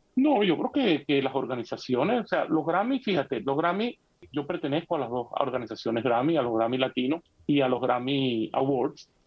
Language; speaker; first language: Spanish; native; Spanish